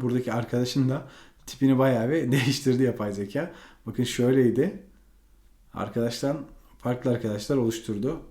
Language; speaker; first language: Turkish; native; Turkish